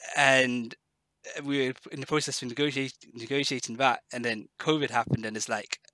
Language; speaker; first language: English; native; English